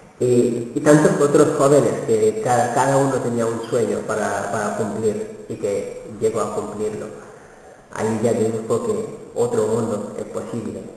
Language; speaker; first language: Spanish; non-native, fluent; Wolof